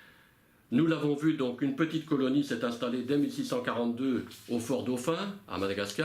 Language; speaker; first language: French; native; French